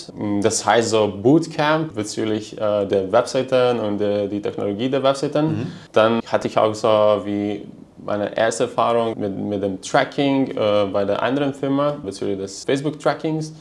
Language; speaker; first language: German; non-native, learner; Lithuanian